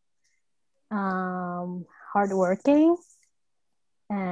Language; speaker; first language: English; non-native, local second language; Cantonese